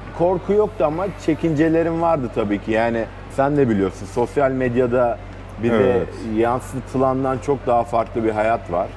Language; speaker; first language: Turkish; native; Turkish